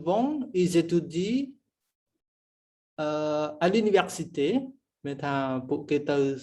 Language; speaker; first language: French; non-native, fluent; Khmer